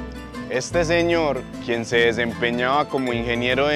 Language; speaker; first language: Spanish; native; Spanish